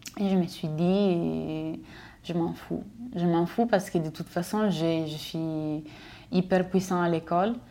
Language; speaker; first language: French; non-native, fluent; Italian